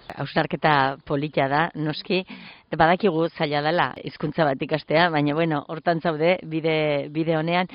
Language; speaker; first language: Basque; native; Basque